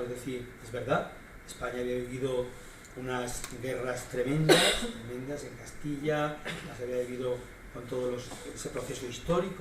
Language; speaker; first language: Spanish; native; Spanish